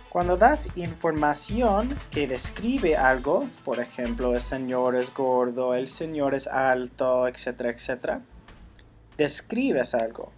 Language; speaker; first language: Spanish; non-native, fluent; English